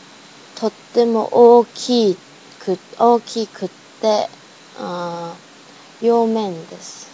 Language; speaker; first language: Japanese; non-native, learner; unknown